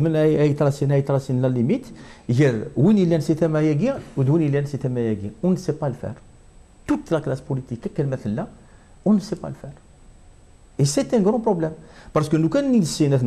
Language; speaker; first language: French; non-native, local second language; Kabyle